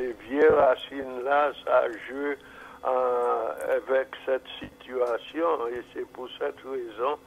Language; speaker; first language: French; non-native, fluent; English